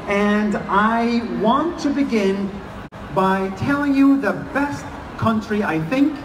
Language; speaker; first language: English; non-native, fluent; Arabic